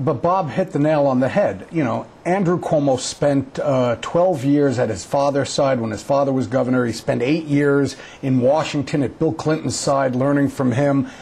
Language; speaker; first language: English; native; English